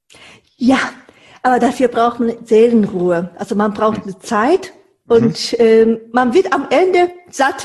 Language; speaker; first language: German; non-native, fluent; Japanese